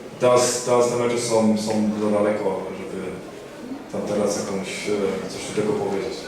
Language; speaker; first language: Polish; early bilingual, heritage; Polish